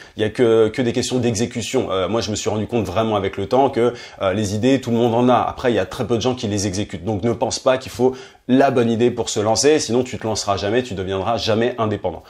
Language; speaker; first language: French; native; French